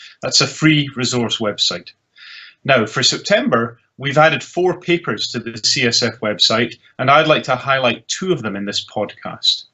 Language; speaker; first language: English; native; English